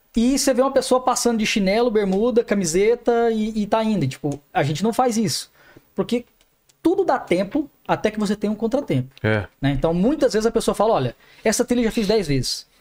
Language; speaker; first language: Portuguese; native; Portuguese